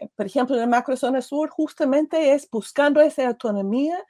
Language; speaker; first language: Spanish; non-native, fluent; English